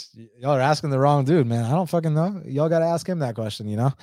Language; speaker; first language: English; early bilingual, other home language; Spanish